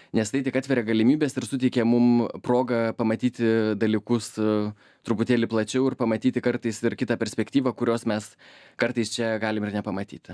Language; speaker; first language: Lithuanian; native; Lithuanian